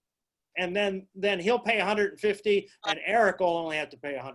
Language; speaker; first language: English; native; English